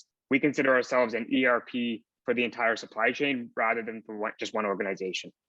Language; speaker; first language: English; native; English